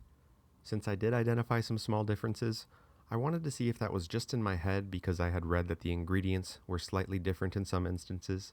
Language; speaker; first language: English; native; English